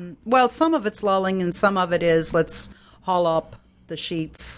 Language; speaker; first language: English; native; English